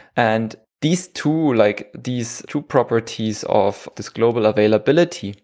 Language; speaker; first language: English; non-native, fluent; German